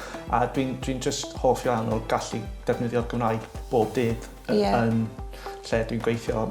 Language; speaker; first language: Welsh; non-native, local second language; English